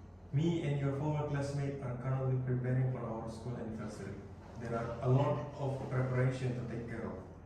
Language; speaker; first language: English; non-native, learner; Indonesian